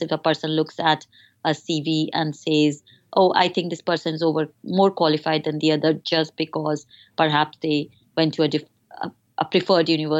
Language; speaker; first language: English; non-native, local second language; Hindi